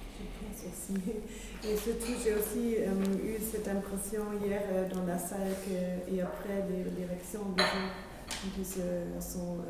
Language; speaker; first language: French; non-native, fluent; German